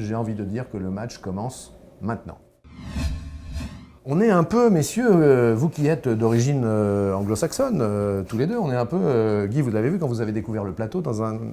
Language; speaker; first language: French; native; French